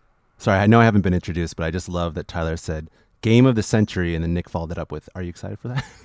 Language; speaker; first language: English; native; English